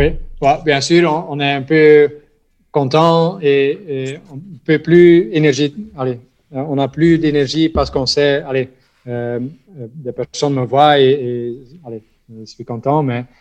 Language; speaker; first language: French; non-native, local second language; Dutch